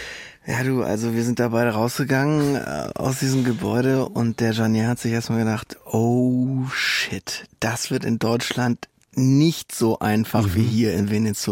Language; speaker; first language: German; native; German